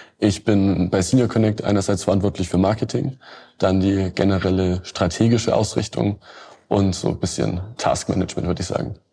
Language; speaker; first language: German; native; German